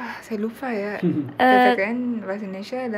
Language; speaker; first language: Indonesian; non-native, local second language; Korean